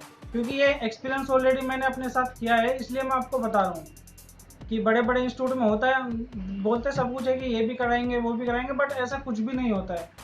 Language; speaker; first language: Hindi; native; Hindi